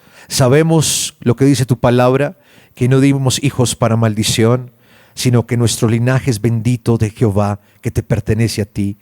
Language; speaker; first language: Spanish; native; Spanish